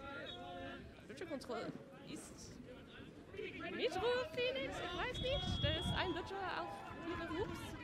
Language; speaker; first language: German; non-native, learner; Dutch